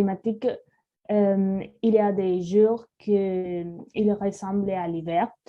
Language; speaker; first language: French; non-native, learner; Spanish